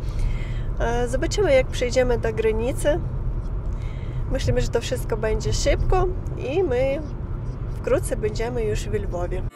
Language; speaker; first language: Polish; non-native, learner; Ukrainian